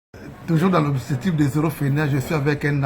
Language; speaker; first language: French; non-native, local second language; Lingala